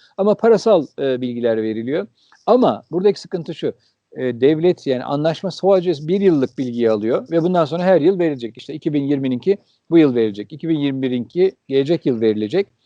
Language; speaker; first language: Turkish; early bilingual, heritage; Turkish